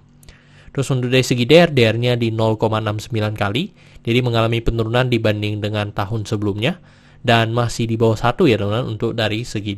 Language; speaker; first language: Indonesian; native; Indonesian